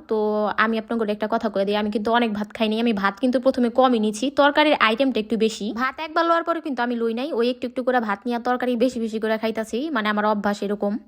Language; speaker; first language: Bangla; native; Bangla